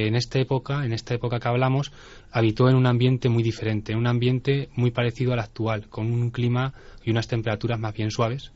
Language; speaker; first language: Spanish; native; Spanish